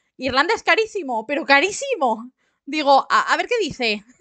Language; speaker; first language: Spanish; native; Spanish